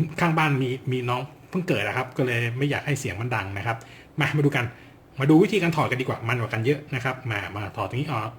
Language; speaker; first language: Thai; native; Thai